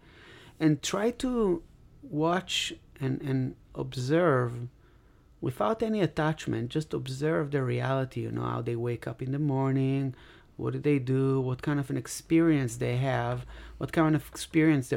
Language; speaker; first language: English; non-native, fluent; Hebrew